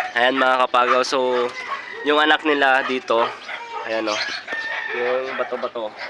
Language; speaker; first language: Filipino; non-native, local second language; Iloko